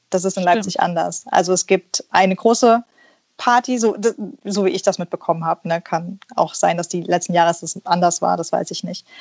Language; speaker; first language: German; early bilingual, other home language; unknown